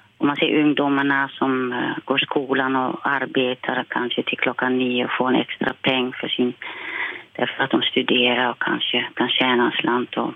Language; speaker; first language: Swedish; non-native, fluent; Dutch